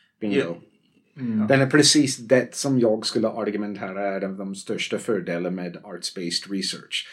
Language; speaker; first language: Swedish; non-native, fluent; English